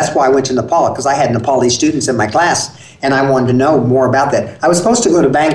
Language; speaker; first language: English; native; English